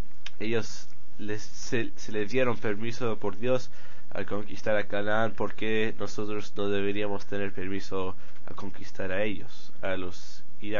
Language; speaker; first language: Spanish; non-native, fluent; English